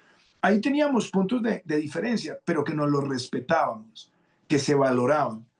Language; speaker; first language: Spanish; native; Spanish